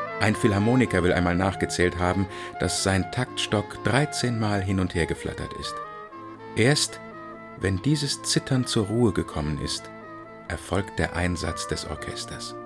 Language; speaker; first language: German; native; German